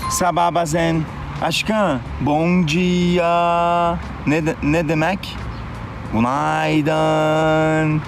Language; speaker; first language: Turkish; non-native, learner; Portuguese